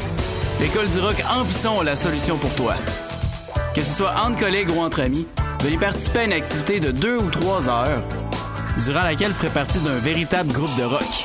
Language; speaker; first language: French; native; French